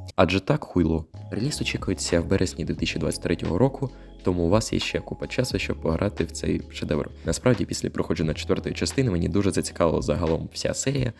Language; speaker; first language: Ukrainian; non-native, local second language; Russian